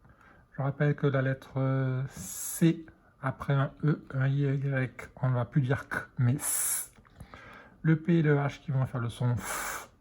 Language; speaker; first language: French; native; French